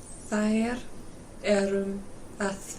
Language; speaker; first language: Icelandic; non-native, learner; English